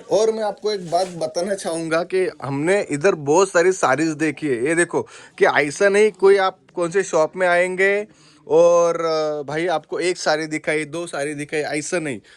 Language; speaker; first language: Hindi; non-native, local second language; Marathi